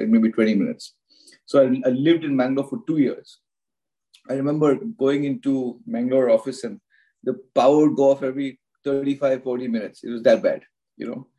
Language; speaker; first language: English; non-native, local second language; Hindi